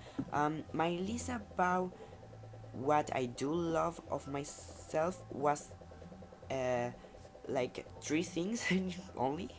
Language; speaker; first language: English; non-native, fluent; Spanish